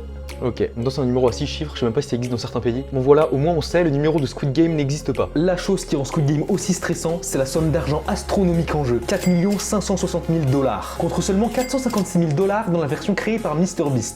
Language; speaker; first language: French; native; French